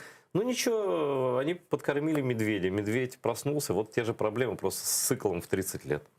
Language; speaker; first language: Russian; native; Russian